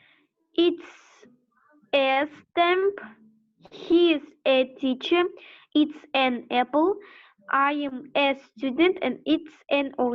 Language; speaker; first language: English; non-native, learner; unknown